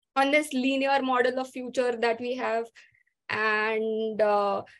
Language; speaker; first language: English; non-native, local second language; Marathi